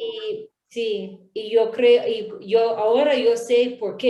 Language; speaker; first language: Spanish; non-native, learner; English